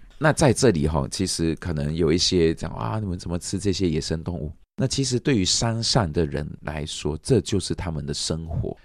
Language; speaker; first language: Chinese; native; Chinese